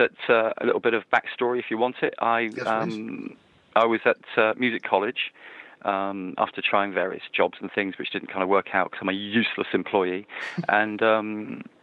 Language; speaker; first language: English; native; English